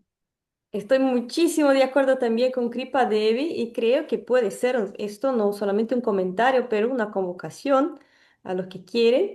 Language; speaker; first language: Spanish; non-native, fluent; Portuguese